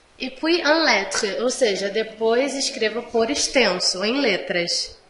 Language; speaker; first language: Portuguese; native; Portuguese